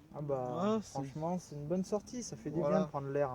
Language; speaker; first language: French; native; French